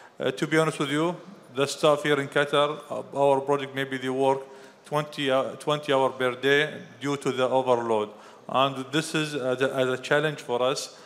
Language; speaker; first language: English; non-native, fluent; Arabic